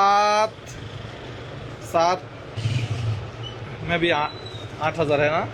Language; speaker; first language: Hindi; non-native, learner; Bangla